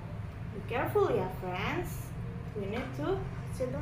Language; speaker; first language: English; non-native, learner; Indonesian